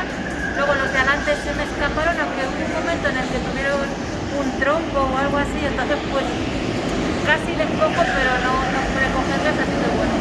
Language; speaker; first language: Spanish; native; Spanish